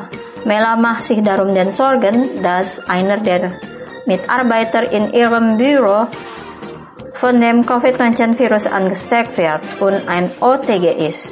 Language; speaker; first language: German; non-native, fluent; Indonesian